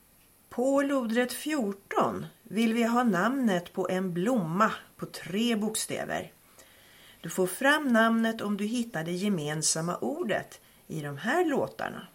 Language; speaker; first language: Swedish; native; Swedish